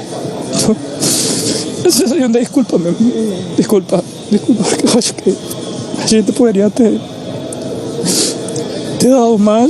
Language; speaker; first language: Portuguese; non-native, fluent; Spanish